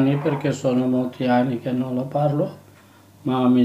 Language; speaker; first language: Italian; non-native, learner; Catalan